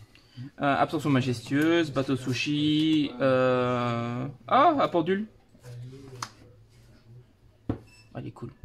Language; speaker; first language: French; native; French